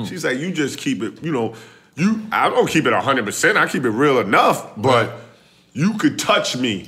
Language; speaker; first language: English; native; English